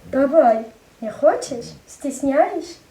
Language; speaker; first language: Russian; non-native, learner; Armenian